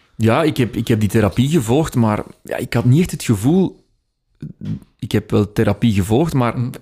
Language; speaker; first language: Dutch; native; Dutch